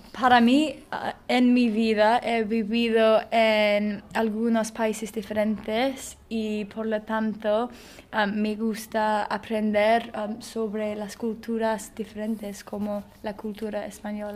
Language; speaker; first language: Spanish; non-native, learner; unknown